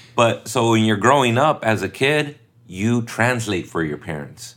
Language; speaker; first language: English; early bilingual, other home language; Spanish